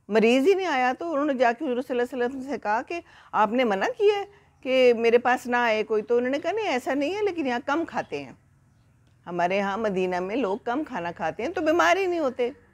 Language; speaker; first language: Urdu; native; Urdu